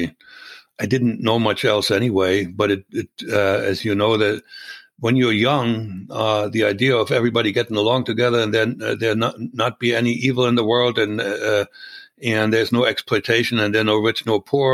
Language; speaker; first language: English; non-native, fluent; German